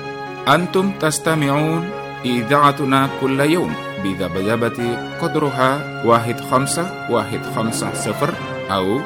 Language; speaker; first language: Arabic; non-native, fluent; Indonesian